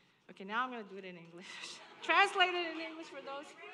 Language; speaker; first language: English; early bilingual, other home language; Spanish